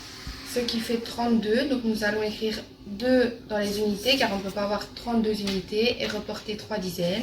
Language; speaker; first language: French; native; French